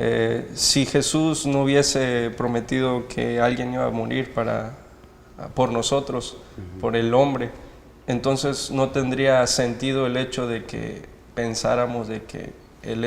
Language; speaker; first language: Spanish; native; Spanish